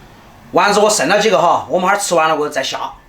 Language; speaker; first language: Chinese; native; Chinese